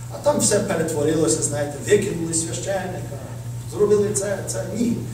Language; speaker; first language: Ukrainian; early bilingual, heritage; Ukrainian